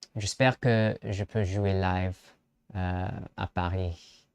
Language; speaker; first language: French; non-native, learner; English